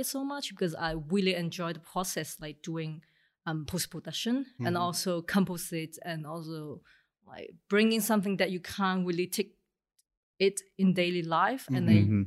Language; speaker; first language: English; non-native, local second language; Cantonese